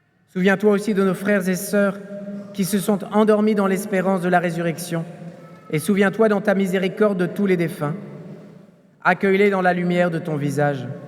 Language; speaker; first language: French; native; French